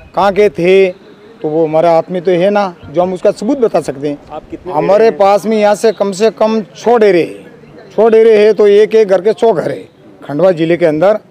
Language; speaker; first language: Hindi; native; Hindi